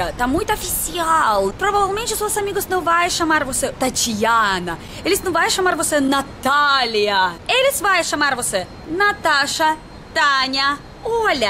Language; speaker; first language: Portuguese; non-native, fluent; Russian